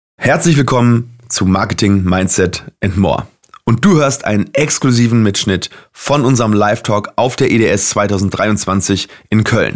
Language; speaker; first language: German; native; German